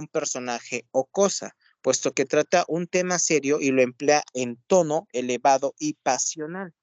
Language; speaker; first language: Spanish; native; Spanish